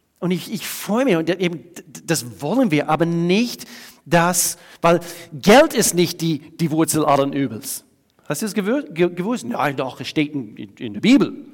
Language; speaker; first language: German; non-native, fluent; English